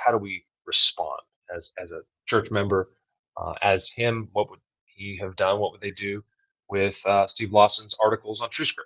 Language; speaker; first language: English; native; English